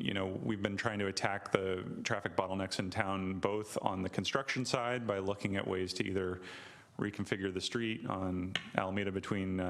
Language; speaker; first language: English; native; English